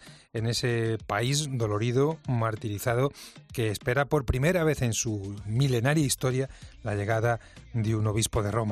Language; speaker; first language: Spanish; native; Spanish